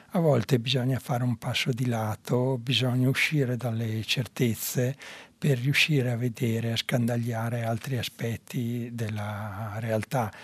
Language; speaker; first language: Italian; native; Italian